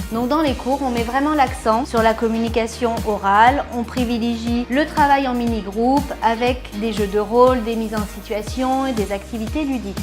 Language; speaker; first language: French; native; French